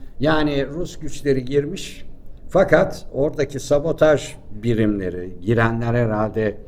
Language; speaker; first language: Turkish; native; Turkish